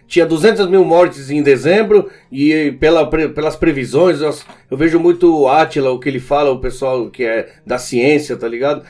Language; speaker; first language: Portuguese; early bilingual, other home language; Spanish